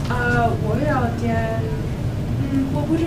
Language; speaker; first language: Chinese; non-native, learner; English